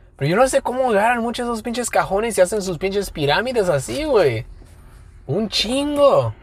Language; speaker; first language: Spanish; early bilingual, other home language; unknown